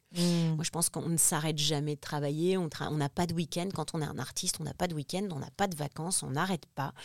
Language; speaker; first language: French; native; French